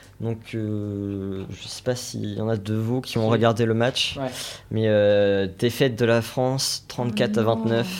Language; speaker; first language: French; native; French